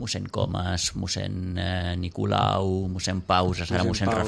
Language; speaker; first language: Catalan; native; Catalan